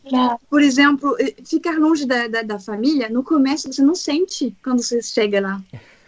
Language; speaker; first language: Portuguese; non-native, fluent; French